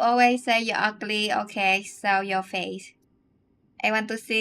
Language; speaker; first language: English; non-native, learner; Vietnamese